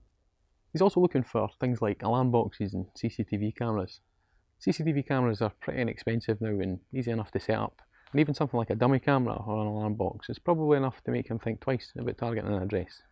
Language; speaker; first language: English; native; English